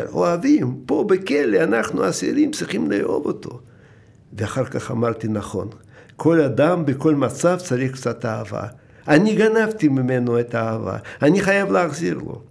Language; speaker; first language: Hebrew; non-native, fluent; Russian